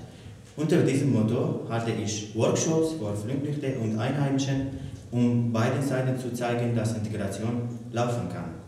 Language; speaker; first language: German; non-native, fluent; Kurdish